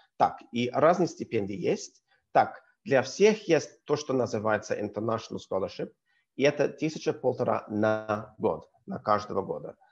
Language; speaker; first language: Russian; non-native, learner; English